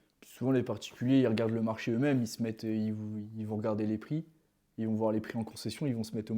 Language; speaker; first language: French; native; French